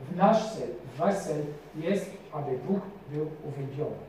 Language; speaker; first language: Polish; non-native, fluent; French